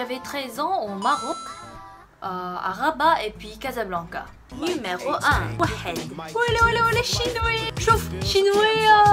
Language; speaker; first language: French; non-native, fluent; Korean